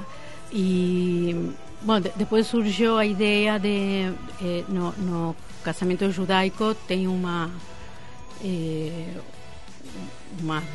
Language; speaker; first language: Portuguese; non-native, fluent; Spanish